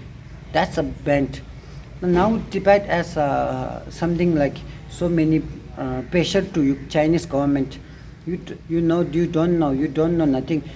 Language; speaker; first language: English; non-native, learner; Tibetan